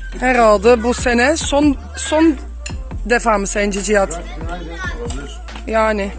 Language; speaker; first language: Turkish; non-native, fluent; Dutch